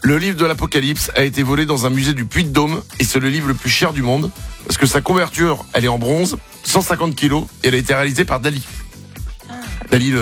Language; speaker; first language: French; native; French